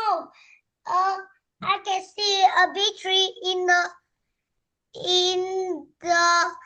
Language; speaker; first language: English; non-native, learner; Vietnamese